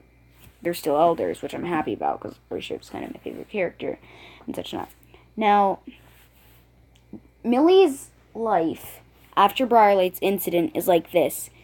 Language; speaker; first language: English; native; English